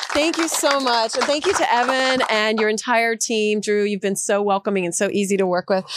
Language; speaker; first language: English; early bilingual, other home language; Portuguese